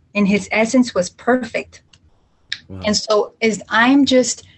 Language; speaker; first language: English; early bilingual, other home language; Spanish